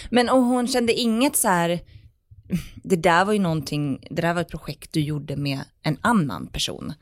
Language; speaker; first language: Swedish; native; Swedish